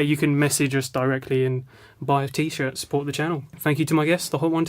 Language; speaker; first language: English; native; English